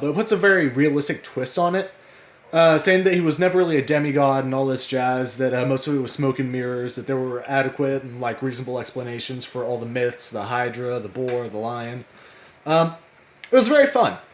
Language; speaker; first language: English; native; English